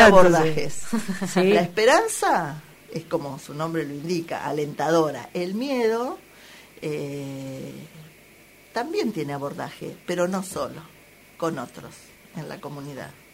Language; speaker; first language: Spanish; native; Spanish